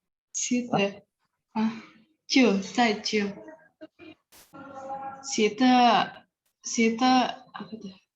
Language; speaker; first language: Chinese; non-native, learner; Indonesian